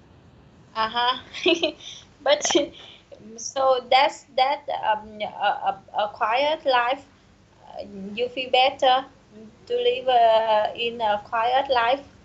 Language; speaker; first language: English; non-native, learner; Vietnamese